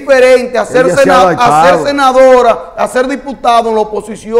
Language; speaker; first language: Spanish; native; Spanish